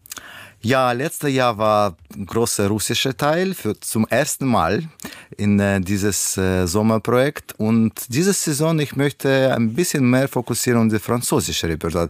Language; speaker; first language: German; non-native, learner; Russian